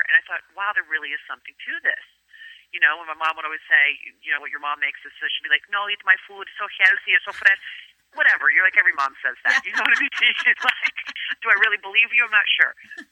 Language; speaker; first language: English; native; English